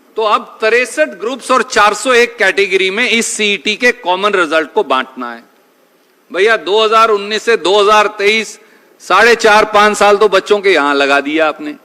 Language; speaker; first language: Hindi; native; Hindi